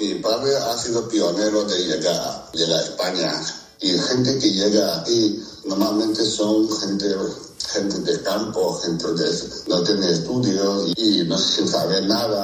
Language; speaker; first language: Spanish; non-native, fluent; Chinese